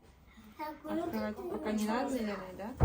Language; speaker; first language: Russian; non-native, local second language; Kazakh